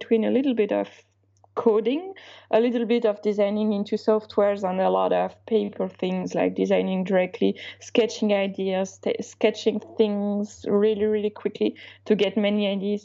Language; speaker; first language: English; non-native, fluent; Swiss German